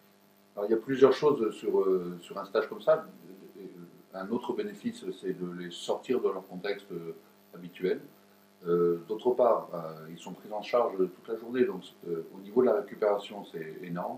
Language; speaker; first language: French; native; French